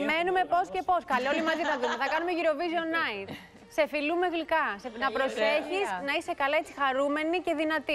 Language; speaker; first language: Greek; native; Greek